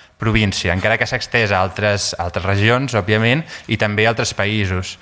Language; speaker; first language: Catalan; native; Catalan